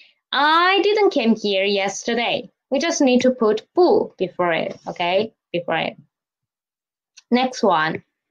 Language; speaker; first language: English; non-native, fluent; Chinese